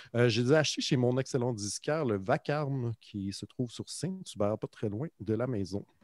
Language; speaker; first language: French; native; French